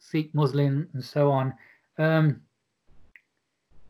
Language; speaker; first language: English; native; English